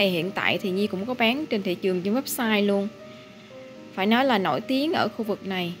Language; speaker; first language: Vietnamese; native; Vietnamese